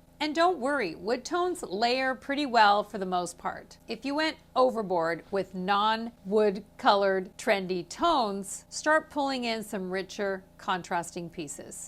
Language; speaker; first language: English; native; English